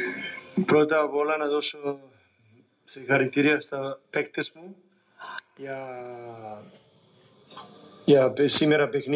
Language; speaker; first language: Greek; non-native, learner; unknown